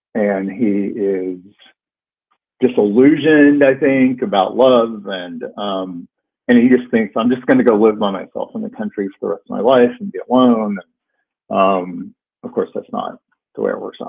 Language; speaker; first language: English; native; English